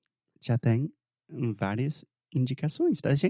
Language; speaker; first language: Portuguese; non-native, fluent; English